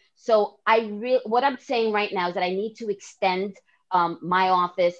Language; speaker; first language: English; native; English